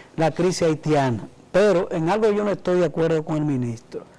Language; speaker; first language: Spanish; native; Spanish